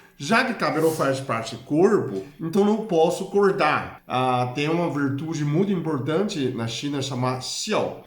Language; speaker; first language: Portuguese; non-native, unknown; Chinese